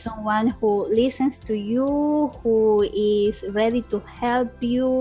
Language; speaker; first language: English; non-native, learner; Spanish